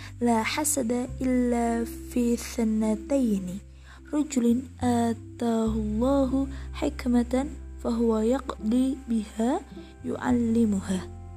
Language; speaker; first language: Arabic; non-native, learner; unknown